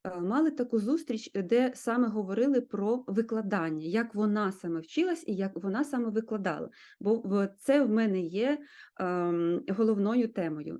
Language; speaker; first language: Ukrainian; native; Ukrainian